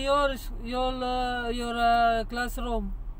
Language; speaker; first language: English; non-native, learner; Filipino